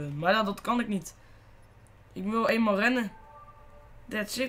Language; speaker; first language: Dutch; native; Dutch